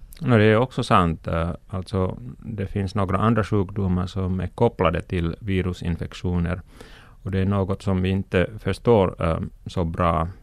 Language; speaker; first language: Swedish; non-native, local second language; Finnish